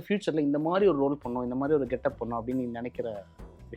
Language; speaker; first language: Tamil; native; Tamil